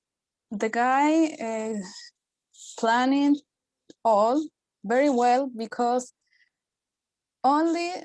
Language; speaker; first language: English; non-native, learner; Spanish